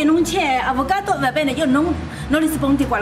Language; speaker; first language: Italian; non-native, learner; Chinese